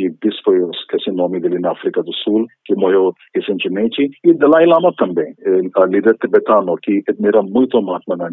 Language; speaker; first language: Portuguese; non-native, fluent; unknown